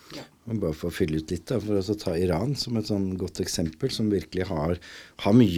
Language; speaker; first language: Norwegian; native; Norwegian